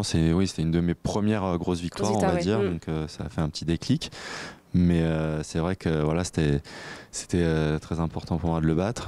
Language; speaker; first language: French; native; French